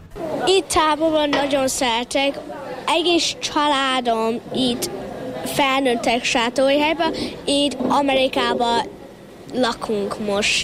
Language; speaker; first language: Hungarian; early bilingual, heritage; English